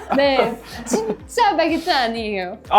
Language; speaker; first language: Korean; non-native, learner; French